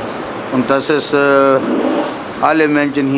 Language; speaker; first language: German; non-native, learner; Urdu